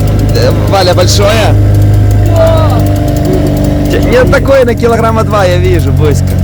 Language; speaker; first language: Russian; native; Russian